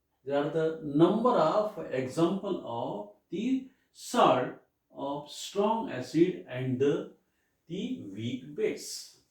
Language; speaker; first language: English; non-native, local second language; Marathi